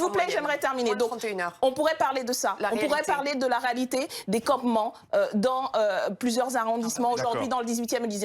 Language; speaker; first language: French; native; French